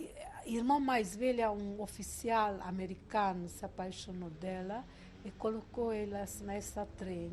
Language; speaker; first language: Portuguese; non-native, fluent; Hungarian